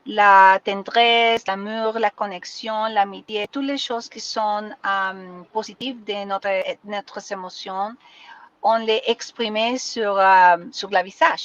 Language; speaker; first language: French; non-native, learner; Spanish